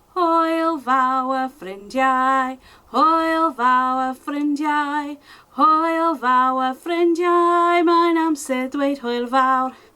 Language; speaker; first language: Welsh; non-native, local second language; English